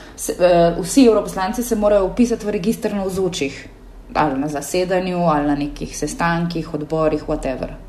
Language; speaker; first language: Slovenian; native; Slovenian